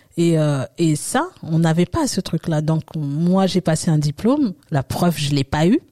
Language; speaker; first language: French; early bilingual, other home language; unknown